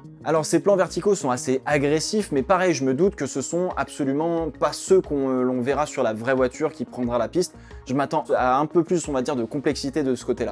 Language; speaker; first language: French; native; French